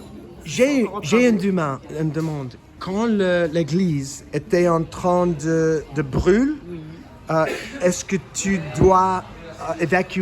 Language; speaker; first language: French; non-native, learner; English